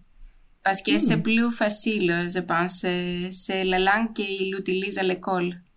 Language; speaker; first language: French; non-native, fluent; Greek